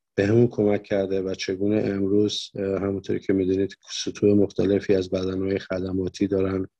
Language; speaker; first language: Persian; native; Persian